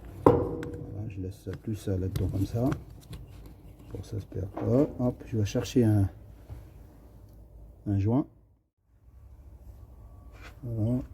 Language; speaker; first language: French; non-native, fluent; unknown